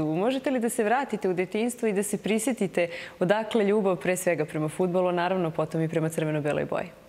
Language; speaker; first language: Serbian; native; Serbian